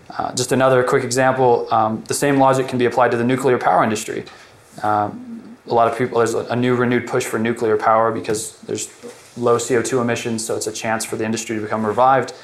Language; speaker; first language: English; native; English